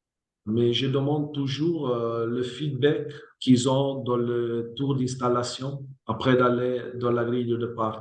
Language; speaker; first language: French; non-native, fluent; Italian